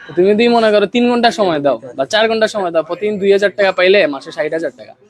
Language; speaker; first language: Bangla; native; Bangla